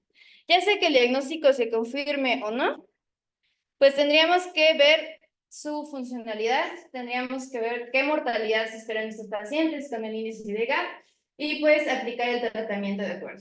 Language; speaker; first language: Spanish; native; Spanish